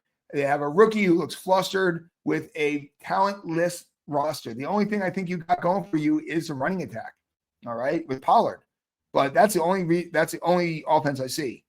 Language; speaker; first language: English; native; English